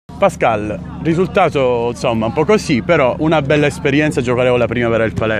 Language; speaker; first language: Italian; native; Italian